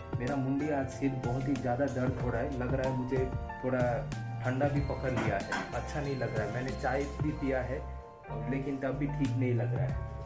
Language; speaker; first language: Hindi; native; Hindi